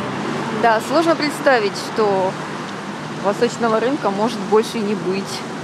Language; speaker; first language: Russian; native; Russian